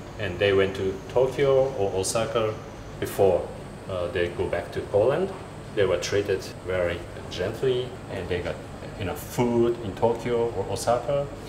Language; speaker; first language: English; non-native, fluent; Japanese